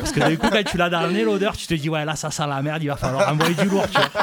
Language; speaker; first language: French; native; French